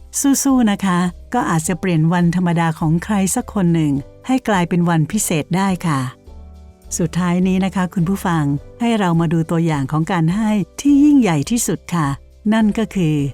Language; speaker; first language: Thai; native; Thai